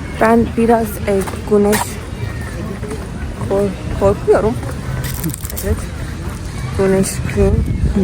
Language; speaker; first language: Turkish; non-native, learner; Persian